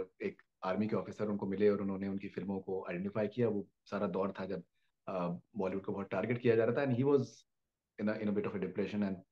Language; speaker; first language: Hindi; native; Hindi